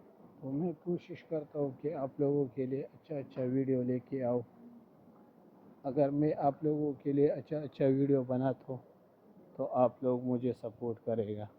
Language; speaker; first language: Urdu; non-native, local second language; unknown